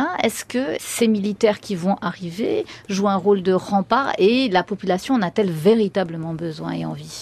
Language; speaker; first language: French; native; French